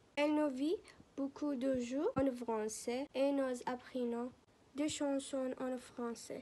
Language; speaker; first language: French; non-native, learner; Arabic